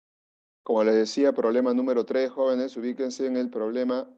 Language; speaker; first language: Spanish; native; Spanish